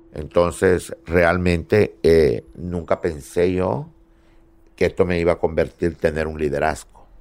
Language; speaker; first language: Spanish; native; Spanish